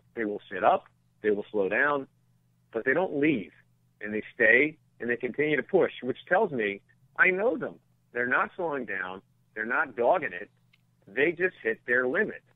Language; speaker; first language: English; native; English